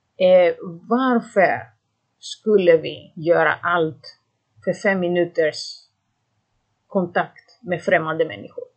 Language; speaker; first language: Swedish; non-native, fluent; Greek